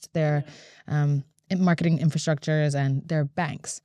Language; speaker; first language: English; non-native, fluent; Latvian